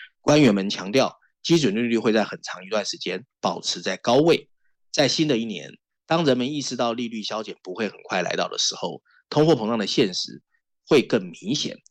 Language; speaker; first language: Chinese; native; Chinese